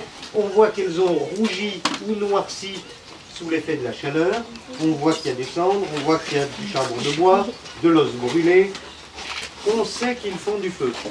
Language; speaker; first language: French; native; French